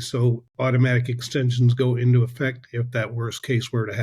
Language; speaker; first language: English; native; English